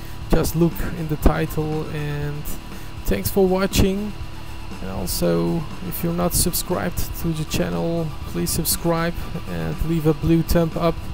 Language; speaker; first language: English; non-native, fluent; Turkish